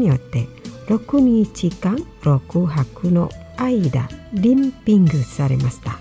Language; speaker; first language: Japanese; non-native, fluent; Indonesian